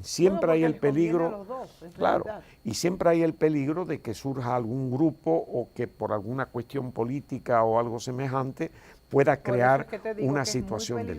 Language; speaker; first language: Spanish; native; Spanish